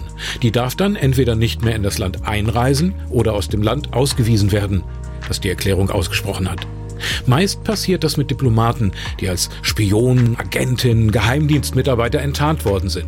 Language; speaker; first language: German; native; German